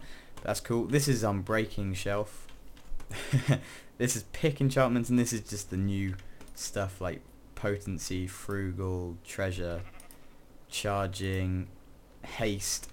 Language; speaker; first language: English; native; English